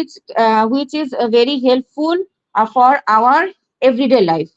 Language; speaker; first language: English; non-native, learner; Bangla